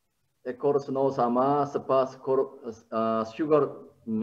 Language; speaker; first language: Indonesian; non-native, learner; Korean